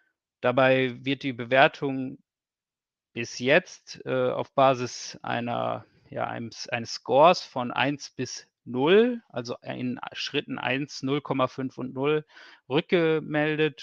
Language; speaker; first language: German; native; German